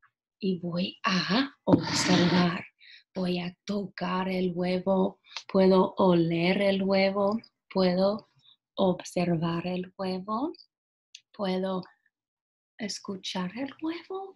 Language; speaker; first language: Spanish; non-native, fluent; English